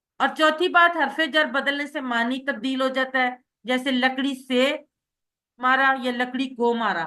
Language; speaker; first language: Urdu; native; Urdu